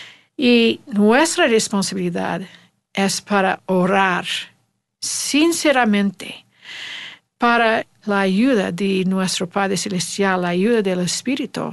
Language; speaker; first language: Spanish; non-native, learner; English